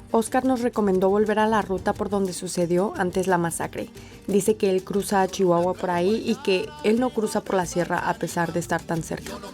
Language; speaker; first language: Spanish; native; Spanish